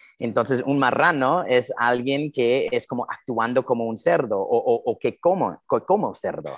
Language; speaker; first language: Spanish; non-native, fluent; English